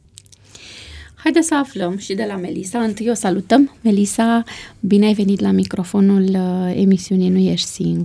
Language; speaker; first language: Romanian; native; Romanian